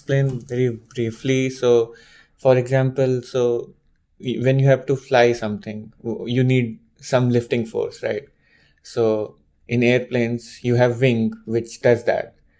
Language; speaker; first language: English; non-native, local second language; Hindi